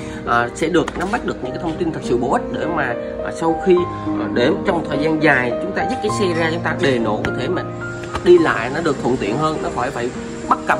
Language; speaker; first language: Vietnamese; native; Vietnamese